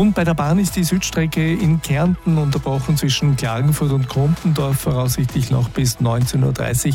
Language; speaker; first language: German; native; German